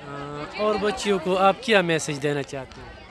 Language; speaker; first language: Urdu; non-native, local second language; Pashto